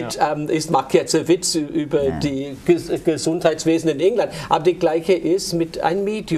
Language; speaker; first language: German; non-native, fluent; English